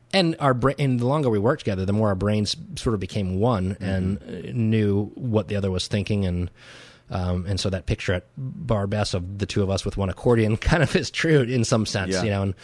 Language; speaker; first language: English; native; English